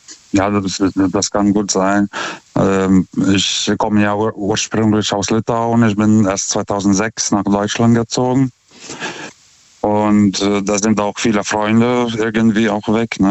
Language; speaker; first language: German; non-native, fluent; Lithuanian